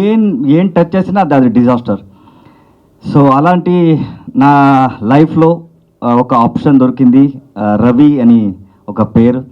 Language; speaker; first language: Telugu; non-native, learner; Kannada